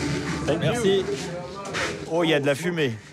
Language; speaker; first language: French; native; French